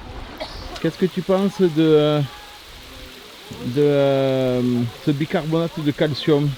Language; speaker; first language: French; native; French